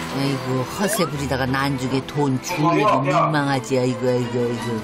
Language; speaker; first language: Korean; native; Korean